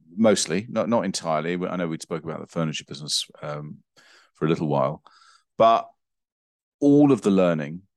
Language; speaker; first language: English; native; English